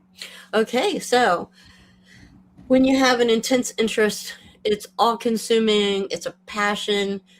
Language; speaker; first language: English; native; English